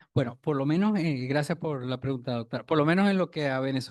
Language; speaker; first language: Spanish; native; Spanish